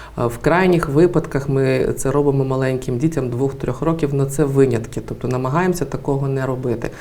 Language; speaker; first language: Ukrainian; native; Ukrainian